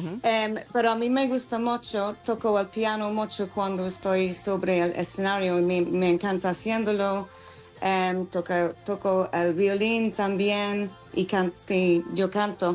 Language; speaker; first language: Spanish; non-native, fluent; English